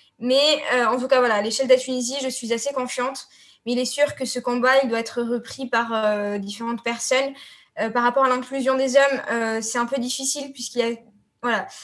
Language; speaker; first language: French; non-native, local second language; Arabic